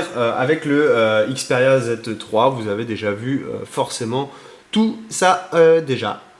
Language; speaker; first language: French; native; French